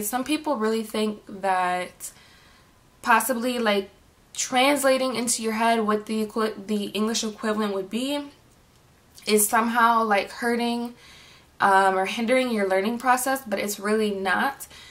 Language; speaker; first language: English; native; English